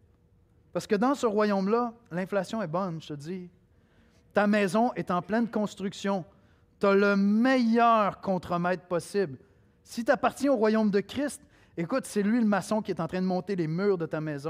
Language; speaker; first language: French; native; French